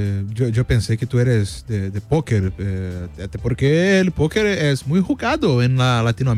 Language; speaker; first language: Spanish; non-native, learner; Portuguese